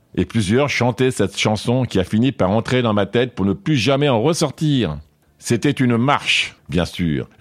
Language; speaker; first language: French; non-native, fluent; Portuguese